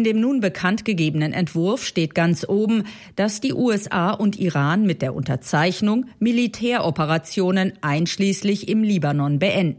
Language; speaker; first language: German; native; German